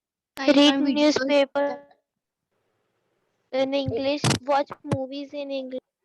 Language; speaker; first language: English; non-native, learner; Gujarati